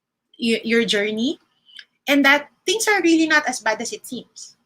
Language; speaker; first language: English; non-native, local second language; Filipino